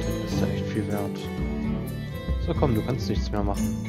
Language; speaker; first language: German; native; German